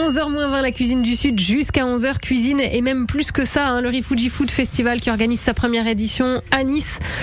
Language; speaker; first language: French; native; French